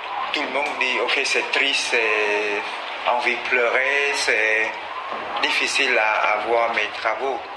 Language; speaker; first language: French; non-native, learner; Khmer